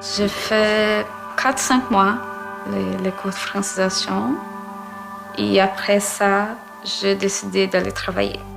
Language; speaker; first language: French; non-native, learner; Portuguese